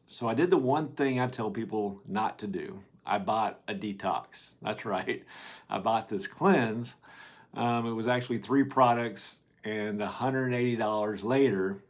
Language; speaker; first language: English; native; English